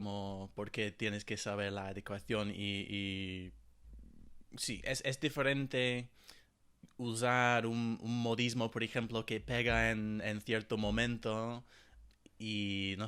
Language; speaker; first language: Spanish; non-native, fluent; English